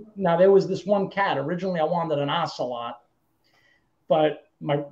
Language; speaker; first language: English; native; English